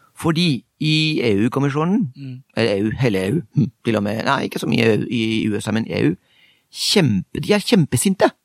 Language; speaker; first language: Norwegian; non-native, fluent; Spanish